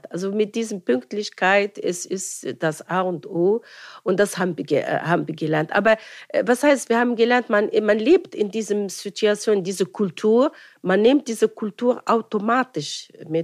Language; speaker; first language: German; non-native, fluent; Arabic